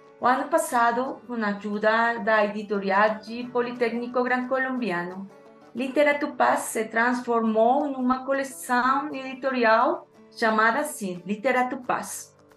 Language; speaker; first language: Portuguese; non-native, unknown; Spanish